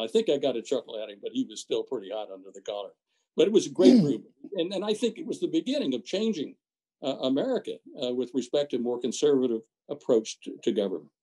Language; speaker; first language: English; native; English